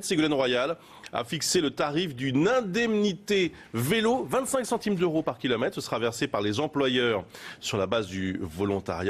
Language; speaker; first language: French; native; French